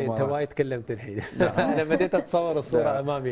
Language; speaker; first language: Arabic; native; Arabic